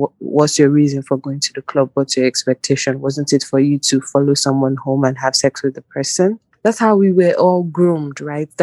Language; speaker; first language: English; non-native, local second language; Igbo